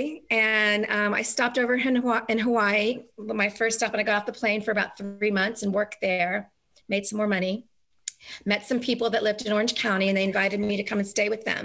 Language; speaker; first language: English; native; English